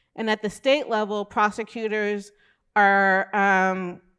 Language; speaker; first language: English; native; English